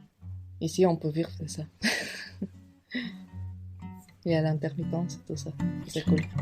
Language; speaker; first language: French; non-native, fluent; Spanish